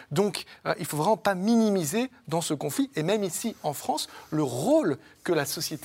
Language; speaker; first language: French; native; French